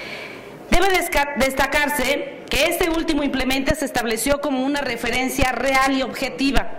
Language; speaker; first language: Spanish; native; Spanish